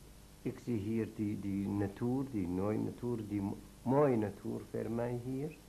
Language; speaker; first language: Dutch; non-native, learner; Arabic